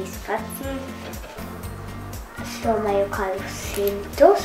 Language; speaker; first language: Latvian; early bilingual, heritage; Latvian